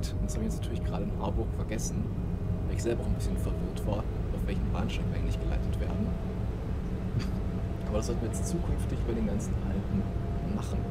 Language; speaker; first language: German; native; German